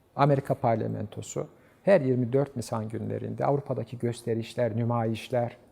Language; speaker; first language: Turkish; native; Turkish